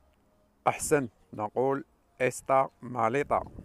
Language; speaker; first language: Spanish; non-native, fluent; Arabic